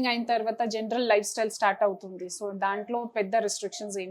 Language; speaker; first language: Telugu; non-native, fluent; Hindi